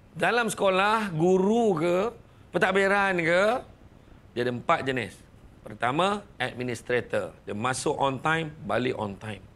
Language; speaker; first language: Malay; native; Malay